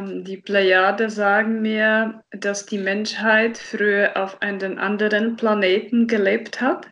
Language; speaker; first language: German; non-native, fluent; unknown